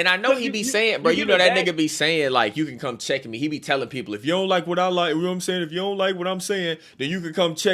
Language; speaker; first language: English; native; English